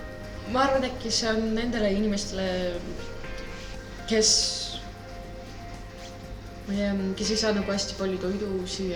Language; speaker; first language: Estonian; non-native, local second language; Russian